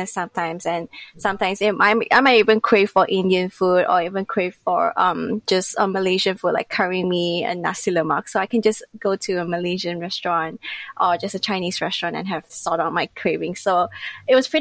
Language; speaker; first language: English; non-native, local second language; Chinese